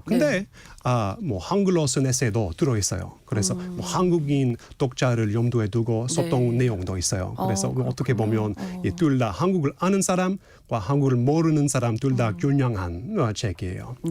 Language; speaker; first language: Korean; non-native, fluent; English